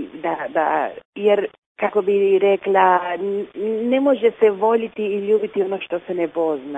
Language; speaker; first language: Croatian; early bilingual, heritage; Croatian